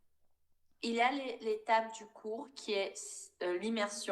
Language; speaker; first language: French; non-native, fluent; Portuguese